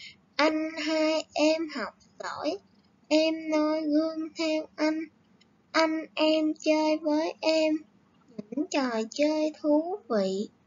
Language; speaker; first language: Vietnamese; native; Vietnamese